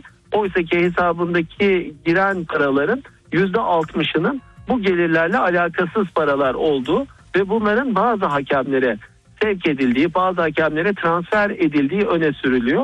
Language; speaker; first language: Turkish; native; Turkish